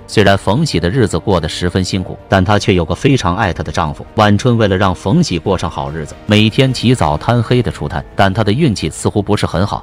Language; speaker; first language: Chinese; native; Chinese